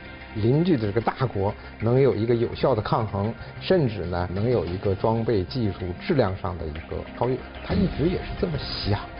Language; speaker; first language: Chinese; native; Chinese